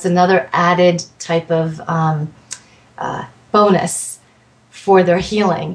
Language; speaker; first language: English; native; English